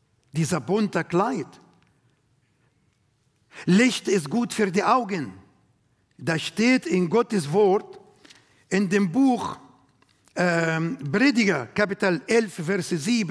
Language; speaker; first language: German; non-native, learner; Arabic